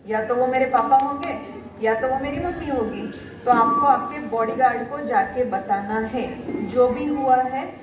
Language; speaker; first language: Hindi; non-native, local second language; Marathi